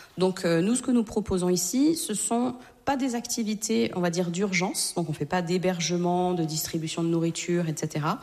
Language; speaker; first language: French; native; French